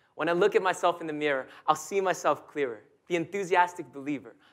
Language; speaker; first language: English; native; English